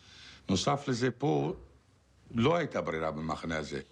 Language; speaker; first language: Hebrew; non-native, fluent; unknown